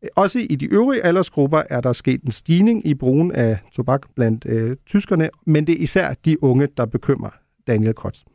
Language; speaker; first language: Danish; early bilingual, heritage; Danish